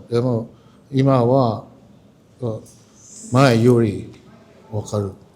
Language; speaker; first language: Japanese; non-native, learner; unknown